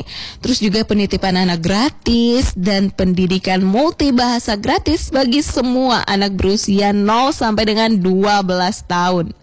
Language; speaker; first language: Indonesian; native; Indonesian